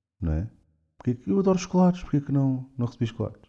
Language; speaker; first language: Portuguese; native; Portuguese